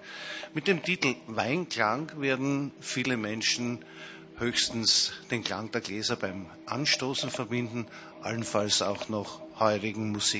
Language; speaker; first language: German; native; German